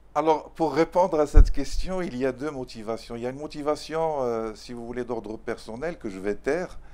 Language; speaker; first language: French; non-native, local second language; Arabic